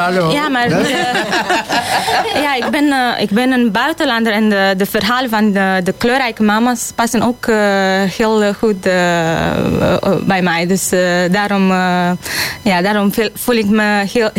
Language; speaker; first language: Dutch; non-native, learner; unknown